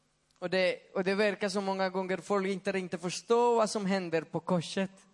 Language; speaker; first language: Swedish; non-native, fluent; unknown